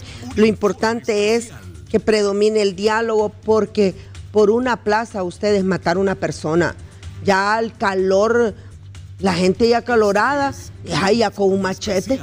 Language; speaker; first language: Spanish; native; Spanish